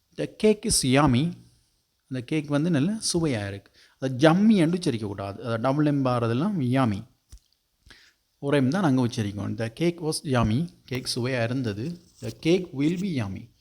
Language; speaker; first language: Tamil; native; Tamil